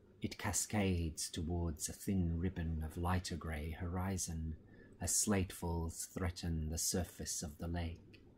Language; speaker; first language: English; native; English